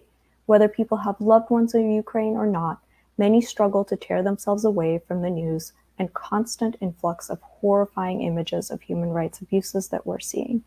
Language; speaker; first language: English; early bilingual, other home language; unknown